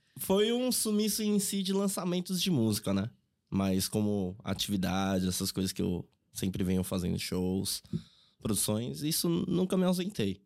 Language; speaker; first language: Portuguese; native; Portuguese